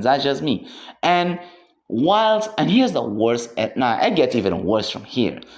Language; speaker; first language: English; native; English